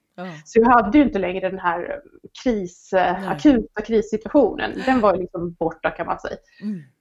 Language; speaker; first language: Swedish; native; Swedish